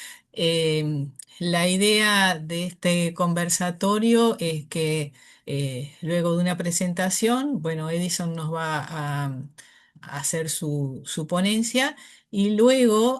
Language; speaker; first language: Spanish; native; Spanish